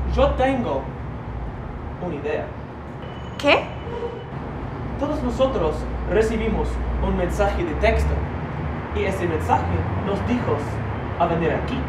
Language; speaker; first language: Spanish; non-native, learner; English